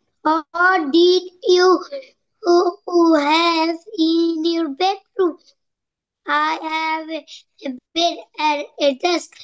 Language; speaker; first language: English; non-native, learner; Bangla